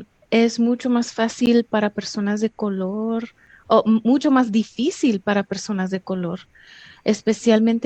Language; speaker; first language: Spanish; early bilingual, heritage; English